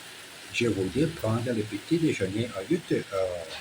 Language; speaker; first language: French; non-native, learner; Portuguese